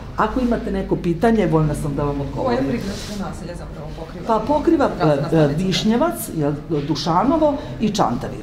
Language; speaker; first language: Serbian; native; Serbian